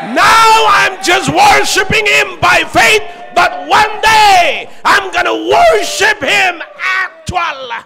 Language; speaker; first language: English; non-native, local second language; Filipino